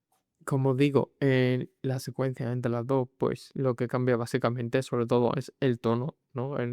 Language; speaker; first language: Spanish; native; Spanish